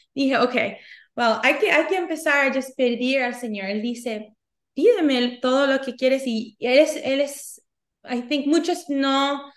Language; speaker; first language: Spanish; early bilingual, heritage; Spanish